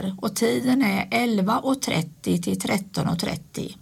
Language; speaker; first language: Swedish; native; Swedish